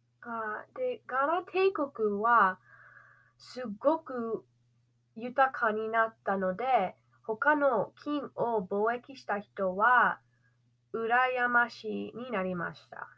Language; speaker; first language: Japanese; non-native, learner; English